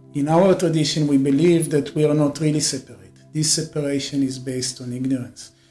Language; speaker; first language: English; non-native, fluent; Hebrew